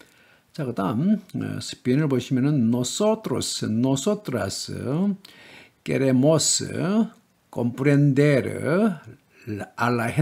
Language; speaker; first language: Spanish; non-native, learner; Korean